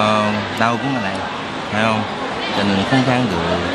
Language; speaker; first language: Vietnamese; non-native, learner; Korean